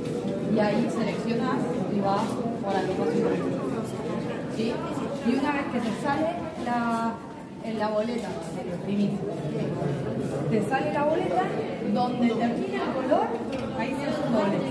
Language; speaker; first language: Spanish; native; Spanish